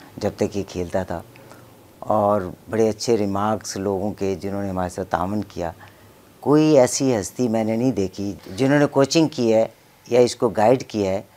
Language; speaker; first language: Urdu; non-native, local second language; Punjabi